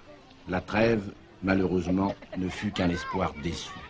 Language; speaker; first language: French; native; French